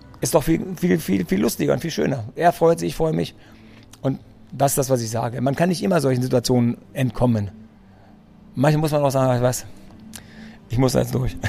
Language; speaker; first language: German; early bilingual, other home language; Greek